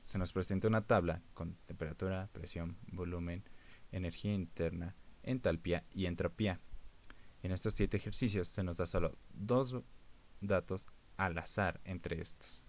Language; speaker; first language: Spanish; native; Spanish